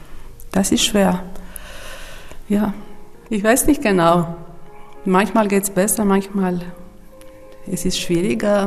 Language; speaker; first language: German; non-native, fluent; Romanian